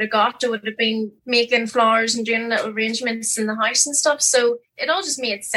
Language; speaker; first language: English; native; English